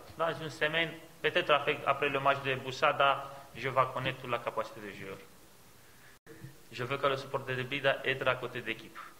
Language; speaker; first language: French; non-native, fluent; Romanian